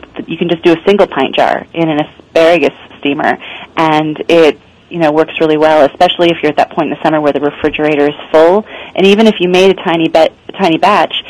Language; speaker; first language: English; native; English